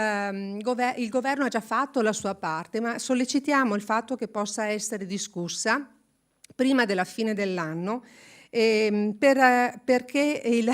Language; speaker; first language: Italian; native; Italian